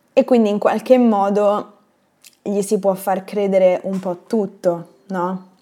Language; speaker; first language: Italian; native; Italian